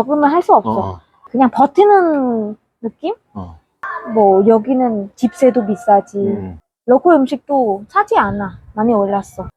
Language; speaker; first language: Korean; non-native, fluent; Vietnamese